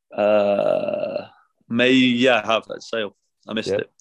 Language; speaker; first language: English; native; English